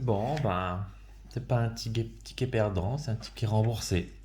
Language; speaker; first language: French; native; French